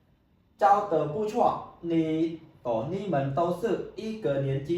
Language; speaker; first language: Chinese; non-native, fluent; Khmer